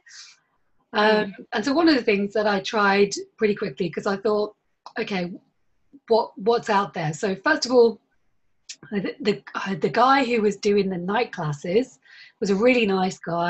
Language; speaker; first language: English; native; English